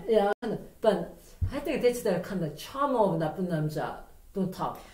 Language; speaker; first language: English; non-native, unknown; Korean